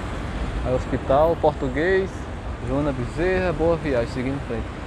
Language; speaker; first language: Portuguese; native; Portuguese